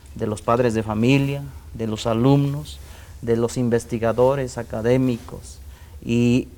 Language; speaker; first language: Spanish; non-native, local second language; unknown